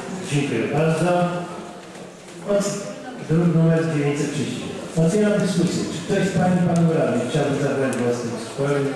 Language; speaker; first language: Polish; native; Polish